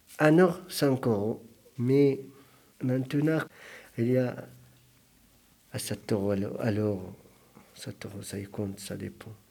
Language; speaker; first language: French; non-native, learner; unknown